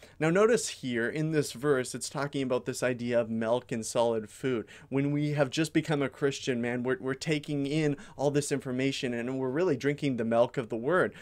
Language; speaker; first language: English; native; English